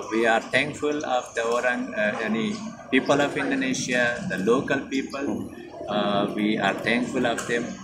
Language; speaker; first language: English; non-native, fluent; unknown